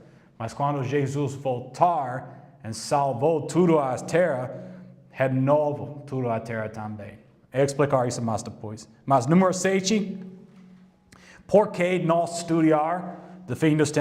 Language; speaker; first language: Portuguese; non-native, learner; English